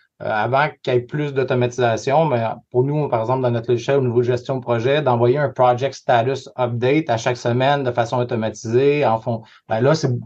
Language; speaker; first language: French; native; French